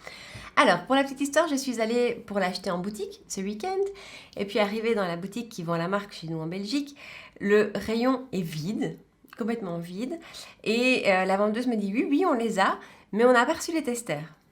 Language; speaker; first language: French; native; French